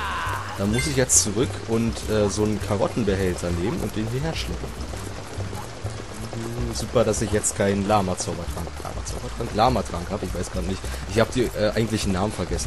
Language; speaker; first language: German; native; German